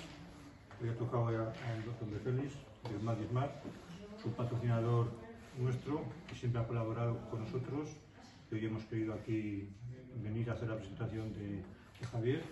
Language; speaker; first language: Spanish; native; Spanish